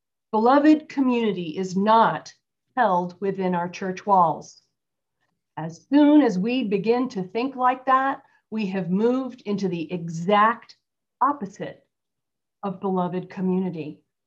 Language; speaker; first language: English; native; English